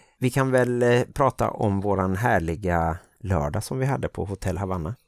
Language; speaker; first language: Swedish; native; Swedish